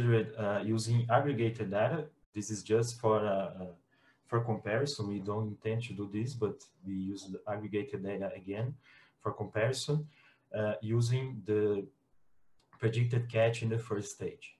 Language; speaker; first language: English; non-native, fluent; Portuguese